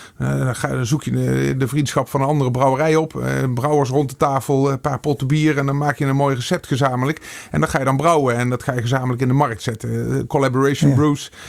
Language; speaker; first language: Dutch; native; Dutch